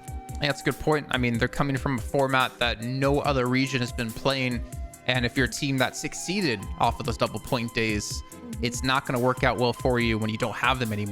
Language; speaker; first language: English; native; English